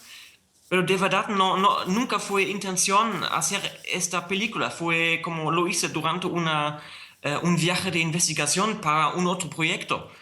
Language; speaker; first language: Spanish; non-native, fluent; German